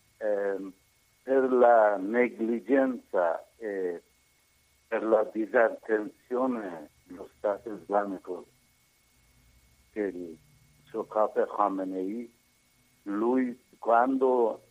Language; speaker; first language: Italian; non-native, learner; Persian